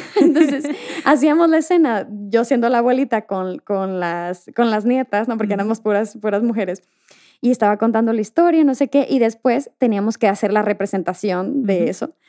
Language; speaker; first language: Spanish; native; Spanish